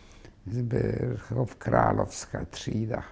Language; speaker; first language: Hebrew; non-native, fluent; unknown